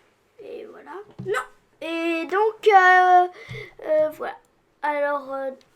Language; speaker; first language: French; native; French